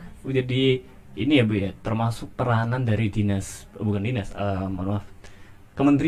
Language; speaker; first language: Indonesian; native; Indonesian